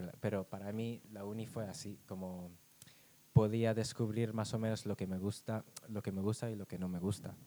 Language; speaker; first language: Spanish; non-native, fluent; English